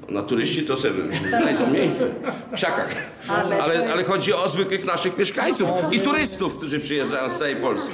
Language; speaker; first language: Polish; native; Polish